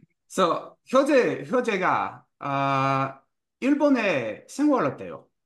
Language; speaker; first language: Korean; non-native, learner; English